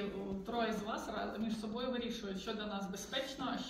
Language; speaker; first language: Ukrainian; native; Ukrainian